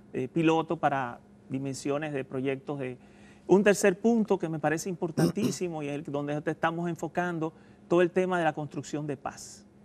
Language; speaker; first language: Spanish; native; Spanish